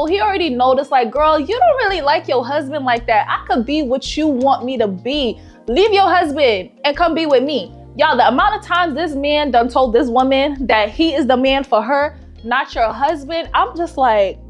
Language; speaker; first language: English; native; English